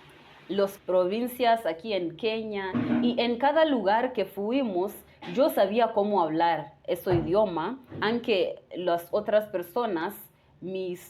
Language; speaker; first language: Spanish; non-native, fluent; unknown